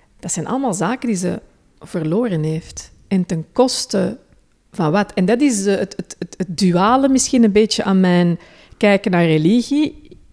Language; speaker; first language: Dutch; early bilingual, other home language; Hindi